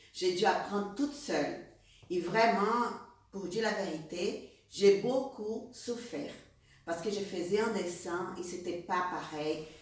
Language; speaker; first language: French; non-native, fluent; Portuguese